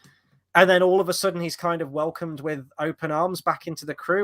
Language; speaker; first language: English; native; English